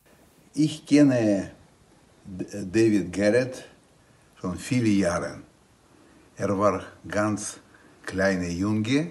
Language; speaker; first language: German; non-native, learner; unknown